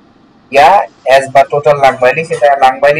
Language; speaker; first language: German; non-native, learner; Bangla